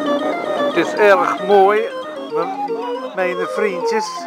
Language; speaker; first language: Dutch; non-native, learner; English